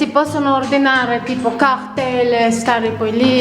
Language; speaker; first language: Italian; non-native, learner; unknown